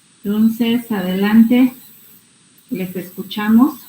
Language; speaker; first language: Spanish; native; Spanish